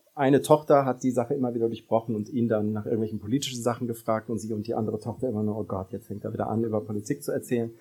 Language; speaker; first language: German; native; German